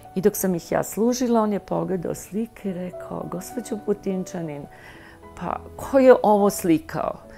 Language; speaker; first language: Serbian; native; Serbian